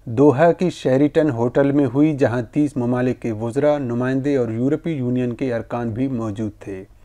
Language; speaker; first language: Urdu; non-native, local second language; Baluchi